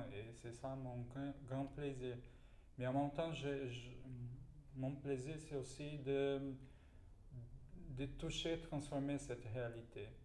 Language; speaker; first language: French; non-native, fluent; Portuguese